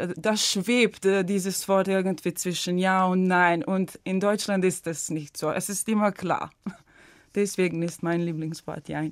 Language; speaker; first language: German; non-native, fluent; Serbian